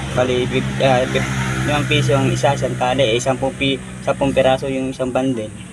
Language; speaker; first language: Filipino; non-native, local second language; Cebuano